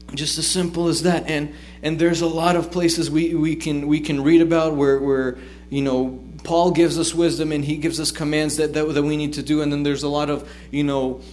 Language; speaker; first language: English; native; English